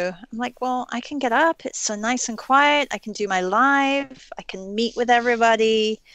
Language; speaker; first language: English; native; English